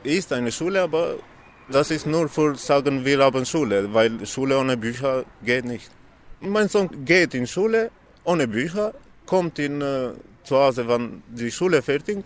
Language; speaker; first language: German; non-native, learner; Albanian